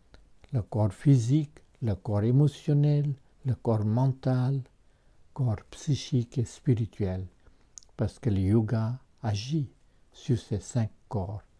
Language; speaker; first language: French; non-native, fluent; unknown